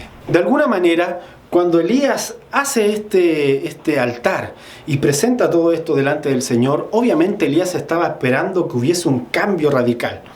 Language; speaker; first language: Spanish; native; Spanish